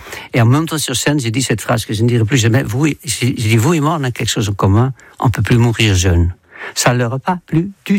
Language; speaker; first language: French; non-native, fluent; Dutch